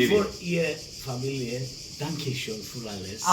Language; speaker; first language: German; non-native, learner; Georgian